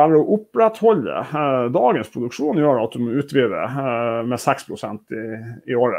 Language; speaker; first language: Norwegian; native; Norwegian